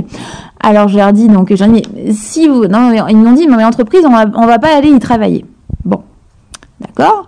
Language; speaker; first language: French; native; French